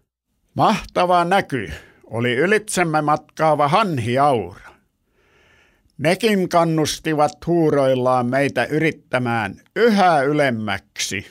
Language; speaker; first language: Finnish; native; Finnish